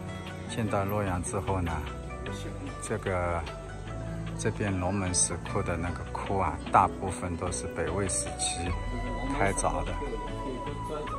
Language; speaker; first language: Chinese; native; Chinese